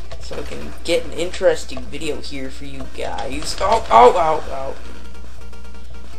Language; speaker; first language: English; native; English